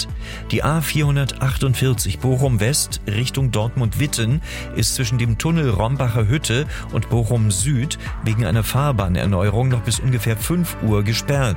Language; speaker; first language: German; native; German